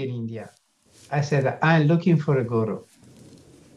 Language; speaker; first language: English; non-native, fluent; Italian